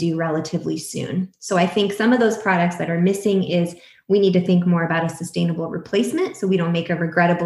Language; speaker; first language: English; native; English